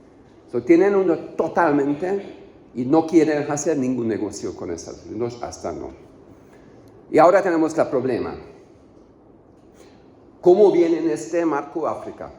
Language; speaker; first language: Spanish; non-native, learner; Hungarian